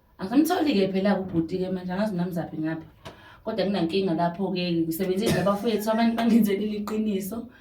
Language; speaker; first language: Zulu; native; Zulu